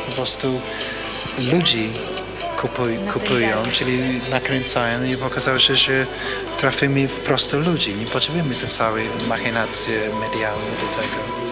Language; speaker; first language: Polish; non-native, fluent; English